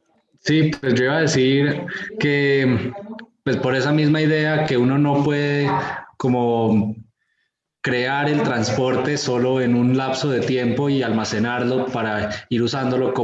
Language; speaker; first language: Spanish; native; Spanish